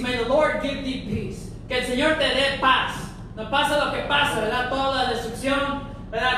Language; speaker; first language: Spanish; early bilingual, heritage; Spanish